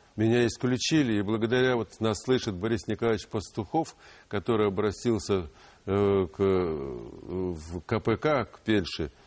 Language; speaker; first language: Russian; non-native, local second language; Ukrainian